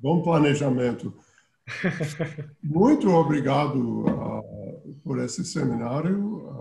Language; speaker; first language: Portuguese; non-native, fluent; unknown